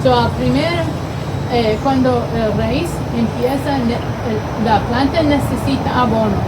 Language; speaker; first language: Spanish; non-native, learner; English